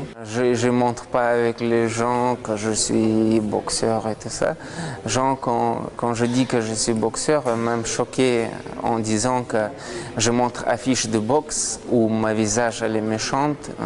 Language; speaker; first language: French; non-native, learner; Russian